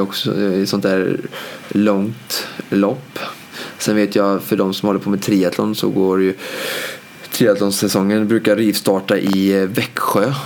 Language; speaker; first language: Swedish; native; Swedish